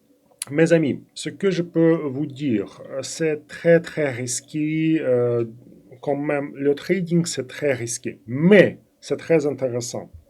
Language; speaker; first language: French; non-native, fluent; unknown